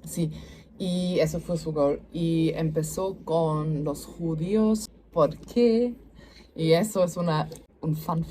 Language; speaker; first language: Spanish; non-native, learner; German